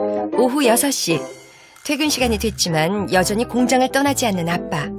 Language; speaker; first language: Korean; native; Korean